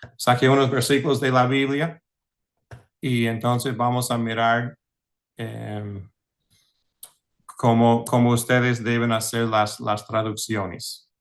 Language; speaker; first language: Spanish; non-native, fluent; English